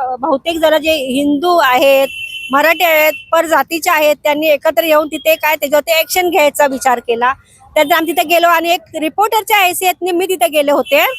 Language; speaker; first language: Marathi; native; Marathi